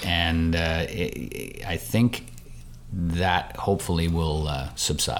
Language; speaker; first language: English; native; English